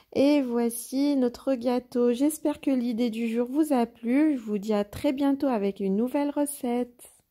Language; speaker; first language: French; non-native, local second language; Arabic